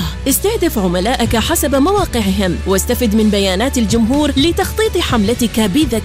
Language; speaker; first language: Arabic; native; Arabic